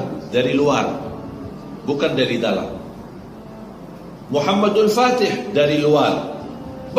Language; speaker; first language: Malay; non-native, fluent; Arabic